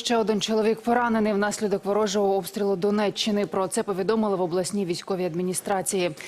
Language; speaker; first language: Ukrainian; native; Ukrainian